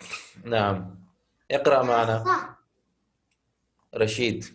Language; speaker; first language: Arabic; non-native, fluent; Urdu